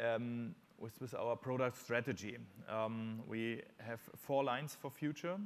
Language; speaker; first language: English; non-native, fluent; German